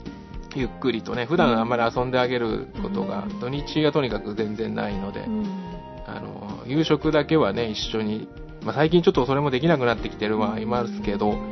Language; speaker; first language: Japanese; native; Japanese